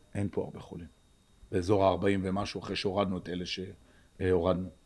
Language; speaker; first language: Hebrew; native; Hebrew